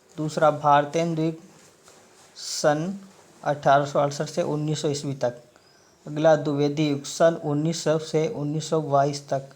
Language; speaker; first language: Hindi; native; Hindi